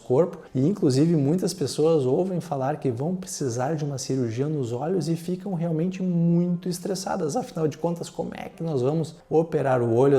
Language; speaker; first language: Portuguese; native; Portuguese